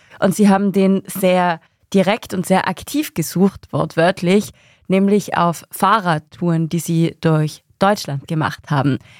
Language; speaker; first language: German; native; German